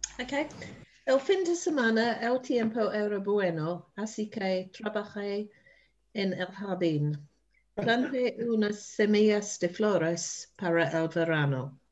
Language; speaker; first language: Spanish; non-native, learner; English